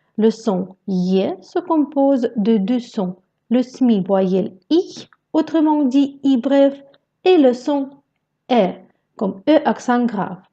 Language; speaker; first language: French; non-native, fluent; Russian